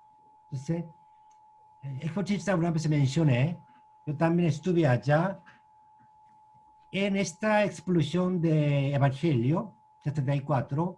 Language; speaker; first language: Spanish; non-native, learner; Korean